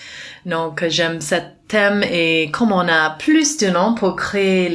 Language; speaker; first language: French; non-native, fluent; English